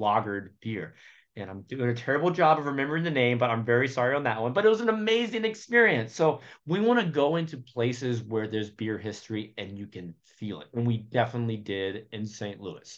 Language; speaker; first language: English; native; English